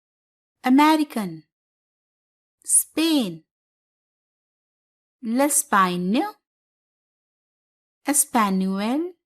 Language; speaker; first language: French; non-native, fluent; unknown